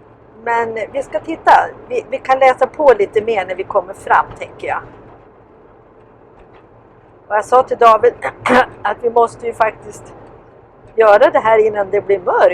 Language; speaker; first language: Swedish; native; Swedish